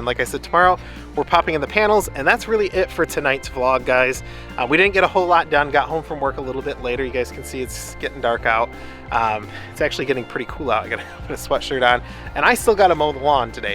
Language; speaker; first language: English; native; English